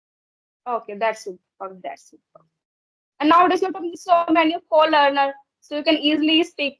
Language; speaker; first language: English; non-native, learner; Hindi